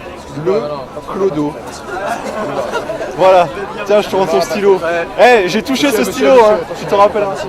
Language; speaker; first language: French; native; French